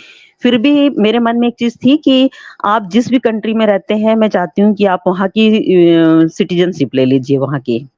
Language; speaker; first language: Hindi; native; Hindi